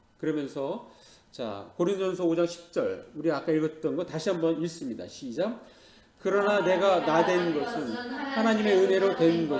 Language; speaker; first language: Korean; native; Korean